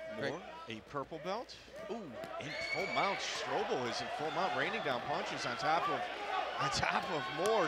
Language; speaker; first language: English; native; English